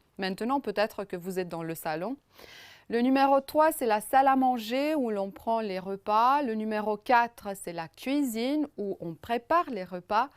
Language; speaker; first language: French; non-native, fluent; Romanian